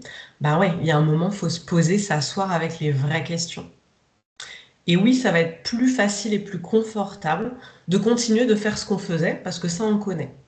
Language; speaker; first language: French; native; French